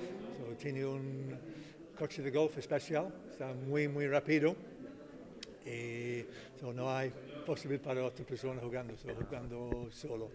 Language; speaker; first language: Spanish; non-native, learner; English